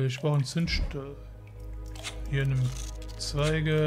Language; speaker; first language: German; native; German